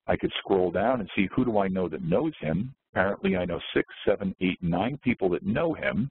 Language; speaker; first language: English; native; English